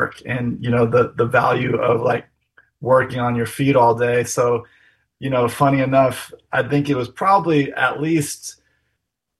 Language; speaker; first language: English; native; English